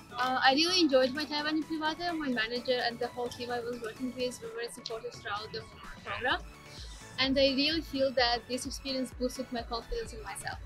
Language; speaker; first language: English; non-native, fluent; Azerbaijani